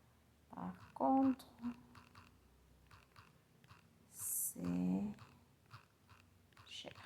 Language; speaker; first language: French; non-native, learner; Spanish